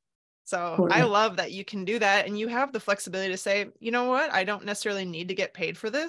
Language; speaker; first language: English; native; English